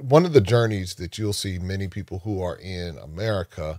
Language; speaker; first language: English; native; English